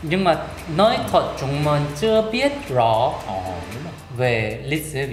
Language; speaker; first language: Vietnamese; non-native, fluent; Korean